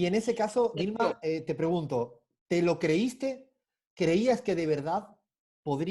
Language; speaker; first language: Spanish; native; Spanish